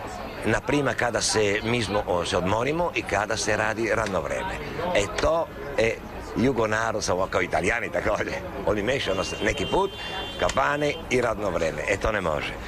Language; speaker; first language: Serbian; non-native, learner; Italian